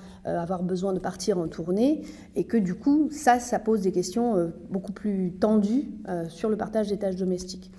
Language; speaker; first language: French; native; French